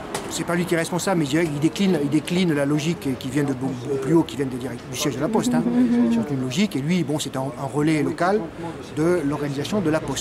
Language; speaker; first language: French; native; French